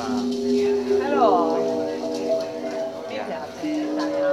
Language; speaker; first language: Italian; non-native, learner; English